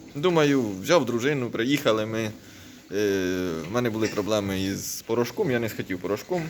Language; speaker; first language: Ukrainian; native; Ukrainian